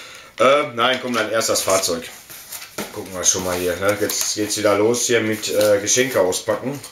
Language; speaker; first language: German; native; German